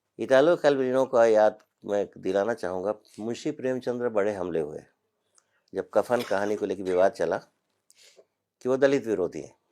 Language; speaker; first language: Hindi; native; Hindi